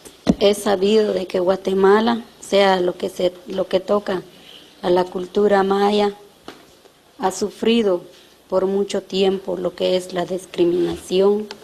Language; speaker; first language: Spanish; non-native, local second language; Kaqchikel